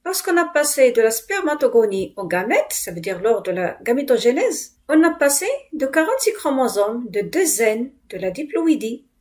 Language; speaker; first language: French; non-native, local second language; Arabic